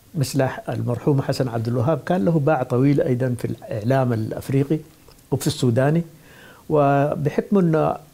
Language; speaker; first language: Arabic; non-native, fluent; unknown